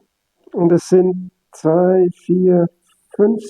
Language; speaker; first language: German; native; German